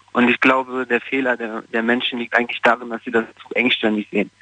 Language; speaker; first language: German; non-native, fluent; Portuguese